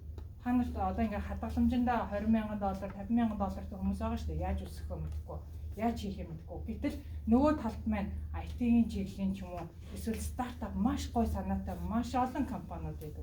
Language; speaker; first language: Mongolian; native; Mongolian